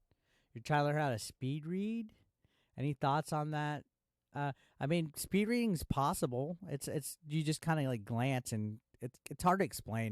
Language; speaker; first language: English; native; English